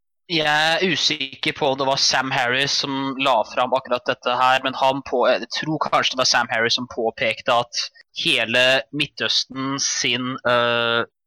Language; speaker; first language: Norwegian; native; Norwegian